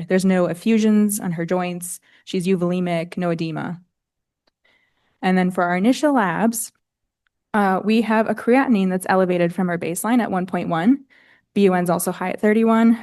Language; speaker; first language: English; native; English